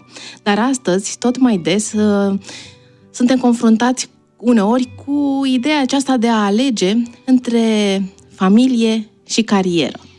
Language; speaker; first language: Romanian; native; Romanian